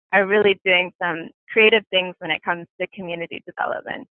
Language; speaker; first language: English; native; English